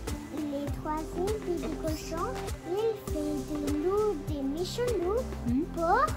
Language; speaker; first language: French; early bilingual, other home language; Bangla